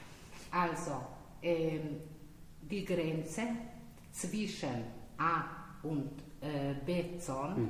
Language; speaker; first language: German; non-native, learner; Slovenian